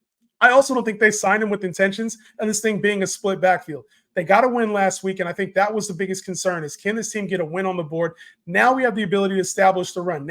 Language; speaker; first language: English; native; English